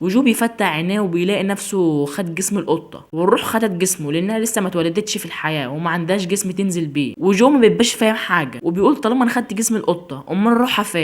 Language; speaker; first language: Arabic; native; Arabic